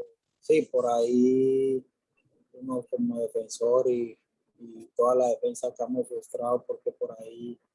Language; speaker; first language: Spanish; native; Spanish